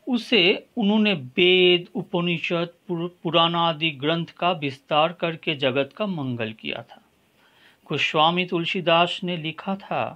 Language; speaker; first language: Hindi; non-native, local second language; Bangla